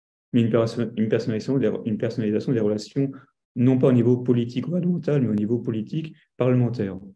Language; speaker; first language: French; native; French